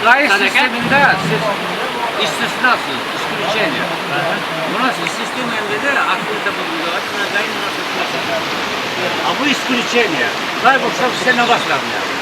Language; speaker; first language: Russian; non-native, fluent; Azerbaijani